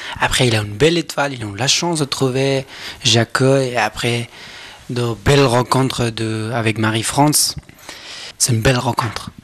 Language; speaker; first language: French; non-native, learner; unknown